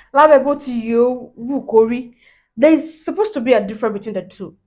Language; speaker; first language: English; non-native, local second language; Yoruba